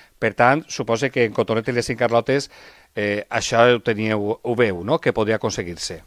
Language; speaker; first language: Catalan; native; Catalan